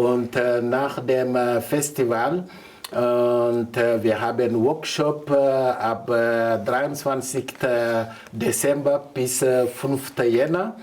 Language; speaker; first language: German; non-native, learner; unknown